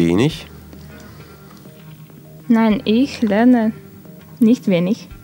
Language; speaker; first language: German; non-native, learner; Russian